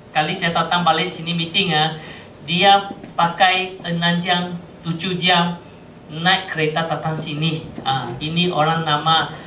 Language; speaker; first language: Malay; non-native, local second language; Chinese